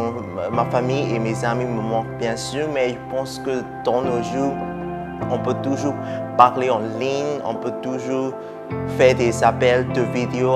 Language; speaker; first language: French; non-native, fluent; Burmese